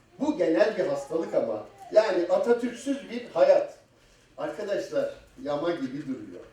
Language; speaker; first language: Turkish; native; Turkish